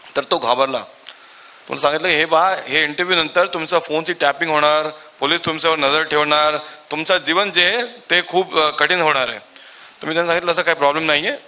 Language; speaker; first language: Marathi; non-native, local second language; Urdu